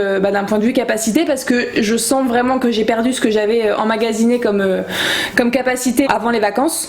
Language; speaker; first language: French; native; French